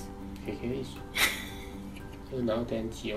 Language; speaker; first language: Portuguese; non-native, learner; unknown